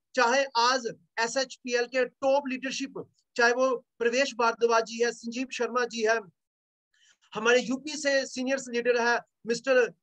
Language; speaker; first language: Hindi; native; Hindi